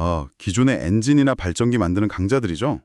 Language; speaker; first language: Korean; native; Korean